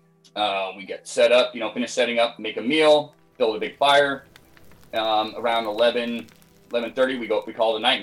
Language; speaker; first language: English; native; English